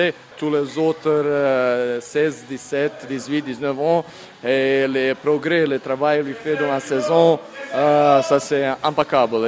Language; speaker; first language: French; non-native, learner; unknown